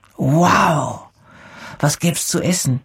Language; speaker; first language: German; native; German